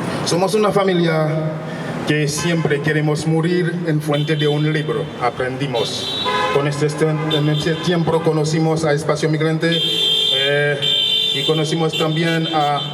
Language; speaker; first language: Spanish; non-native, local second language; Haitian Creole